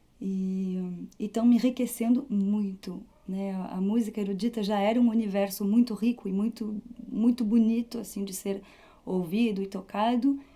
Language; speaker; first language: Portuguese; early bilingual, heritage; Portuguese